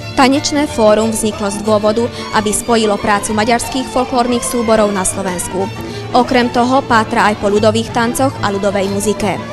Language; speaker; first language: Slovak; non-native, local second language; Hungarian